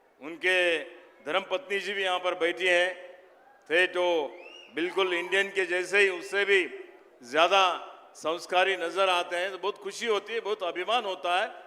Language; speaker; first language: Hindi; non-native, local second language; Kannada